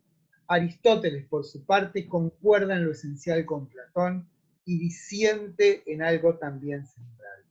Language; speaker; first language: Spanish; native; Spanish